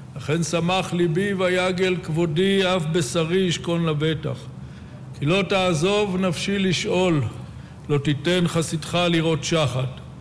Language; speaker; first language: Hebrew; native; Hebrew